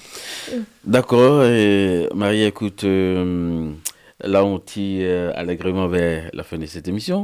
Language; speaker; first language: French; native; French